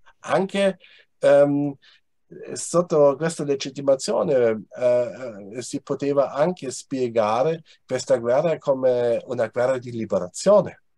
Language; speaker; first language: Italian; non-native, fluent; German